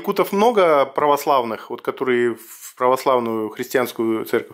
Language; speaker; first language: Russian; native; Russian